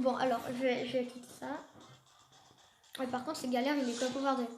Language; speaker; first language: French; native; French